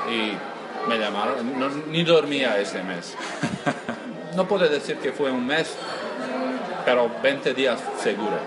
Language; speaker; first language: Spanish; non-native, learner; Croatian